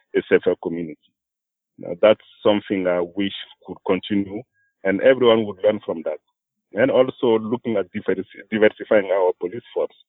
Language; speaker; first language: English; non-native, fluent; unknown